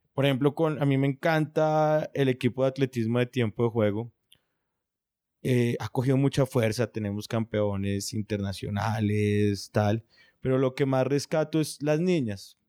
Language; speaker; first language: Spanish; native; Spanish